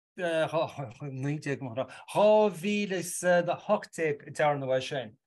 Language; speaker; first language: Irish; native; Irish